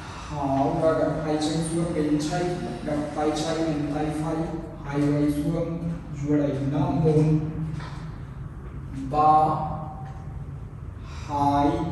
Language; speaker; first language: Vietnamese; non-native, learner; Hindi